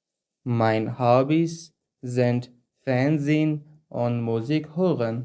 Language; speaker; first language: German; non-native, fluent; Pashto